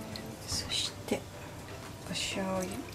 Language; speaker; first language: Japanese; native; Japanese